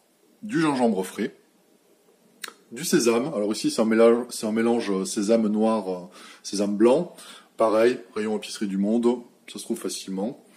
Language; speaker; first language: French; native; French